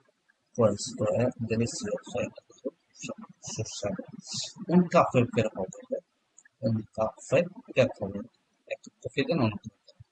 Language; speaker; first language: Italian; non-native, learner; Bangla